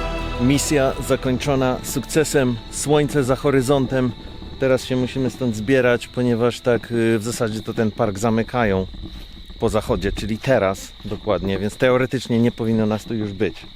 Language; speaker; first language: Polish; native; Polish